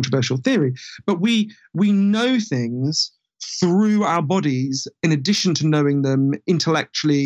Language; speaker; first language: English; native; English